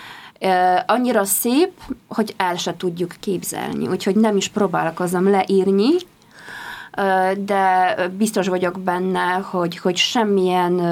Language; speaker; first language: Hungarian; non-native, fluent; Polish